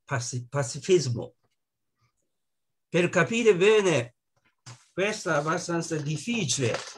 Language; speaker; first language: Italian; non-native, learner; Japanese